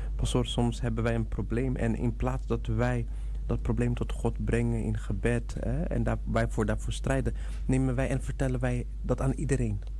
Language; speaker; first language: Dutch; non-native, fluent; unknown